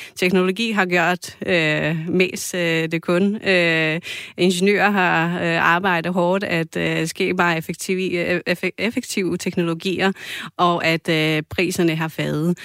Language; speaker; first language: Danish; non-native, fluent; Croatian